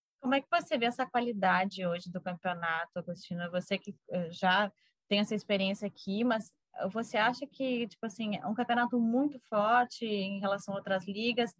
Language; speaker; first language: Portuguese; native; Portuguese